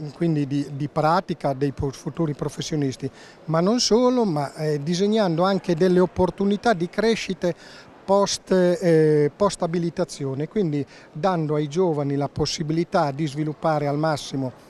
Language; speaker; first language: Italian; native; Italian